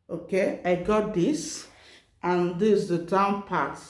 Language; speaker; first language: English; non-native, local second language; Igbo